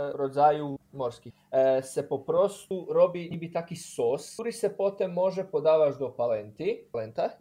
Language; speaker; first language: Polish; non-native, learner; Croatian